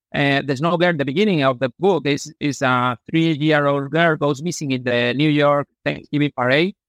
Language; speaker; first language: English; non-native, fluent; Spanish